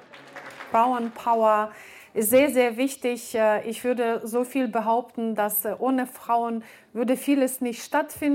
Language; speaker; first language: German; non-native, fluent; Ukrainian